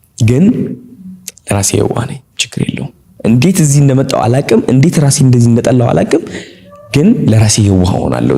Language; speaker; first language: Amharic; non-native, local second language; Tigrinya